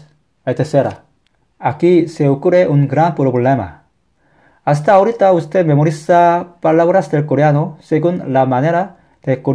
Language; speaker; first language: Spanish; non-native, fluent; Korean